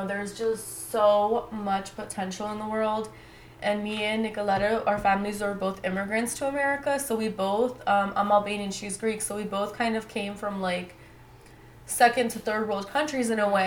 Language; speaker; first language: English; native; English